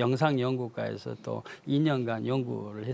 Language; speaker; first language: Korean; native; Korean